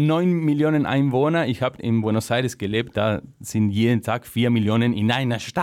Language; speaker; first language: German; non-native, fluent; Spanish